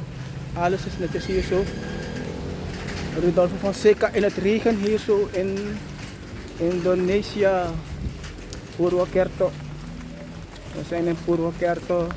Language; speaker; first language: Dutch; non-native, local second language; Sranan Tongo